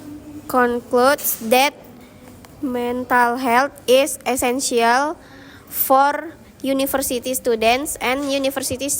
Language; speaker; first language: English; non-native, learner; Indonesian